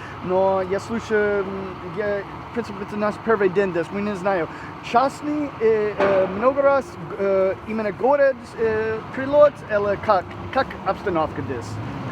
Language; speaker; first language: Russian; non-native, learner; English